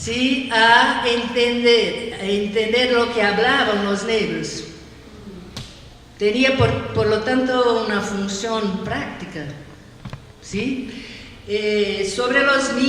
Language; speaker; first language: Spanish; non-native, learner; Portuguese